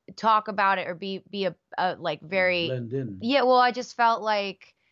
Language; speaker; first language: English; early bilingual, other home language; Spanish